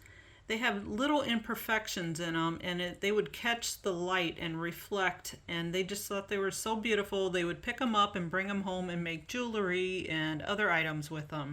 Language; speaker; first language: English; native; English